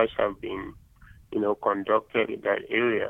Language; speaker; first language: English; non-native, local second language; Yoruba